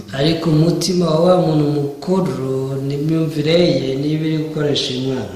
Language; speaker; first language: Kinyarwanda; native; Kinyarwanda